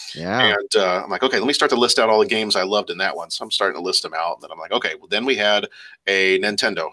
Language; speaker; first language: English; native; English